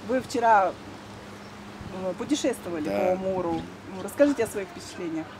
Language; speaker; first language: Russian; native; Russian